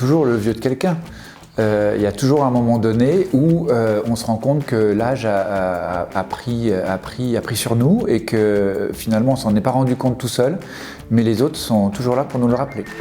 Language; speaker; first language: French; native; French